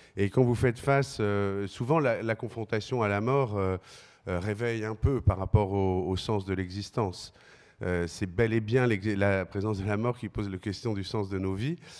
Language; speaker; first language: French; native; French